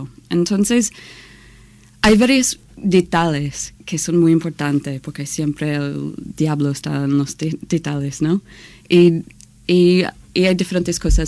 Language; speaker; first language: Spanish; non-native, learner; English